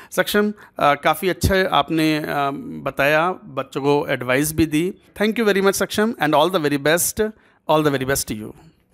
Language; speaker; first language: Hindi; native; Hindi